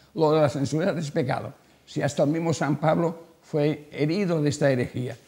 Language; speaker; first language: Spanish; non-native, local second language; Catalan